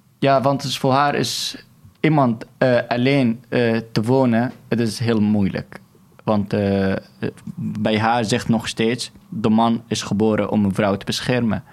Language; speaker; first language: Dutch; non-native, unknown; Arabic